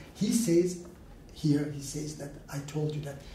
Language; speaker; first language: English; non-native, learner; Persian